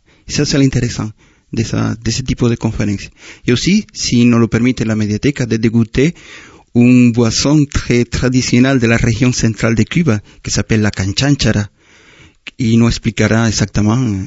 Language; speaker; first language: French; non-native, fluent; Spanish